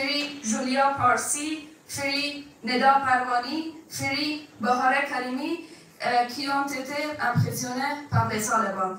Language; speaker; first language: French; non-native, fluent; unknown